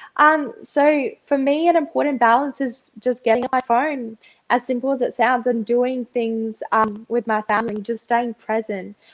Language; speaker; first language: English; early bilingual, other home language; Russian